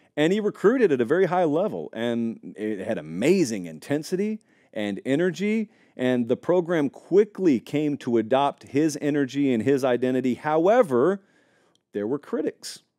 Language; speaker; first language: English; native; English